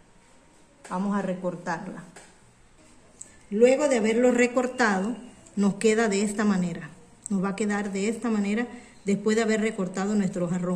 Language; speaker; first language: Spanish; native; Spanish